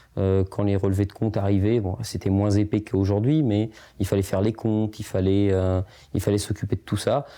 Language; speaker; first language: French; early bilingual, other home language; Portuguese